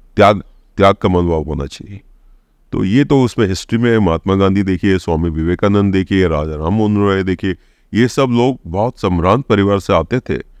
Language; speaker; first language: Hindi; non-native, local second language; Odia